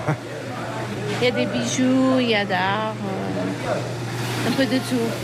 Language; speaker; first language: French; non-native, fluent; English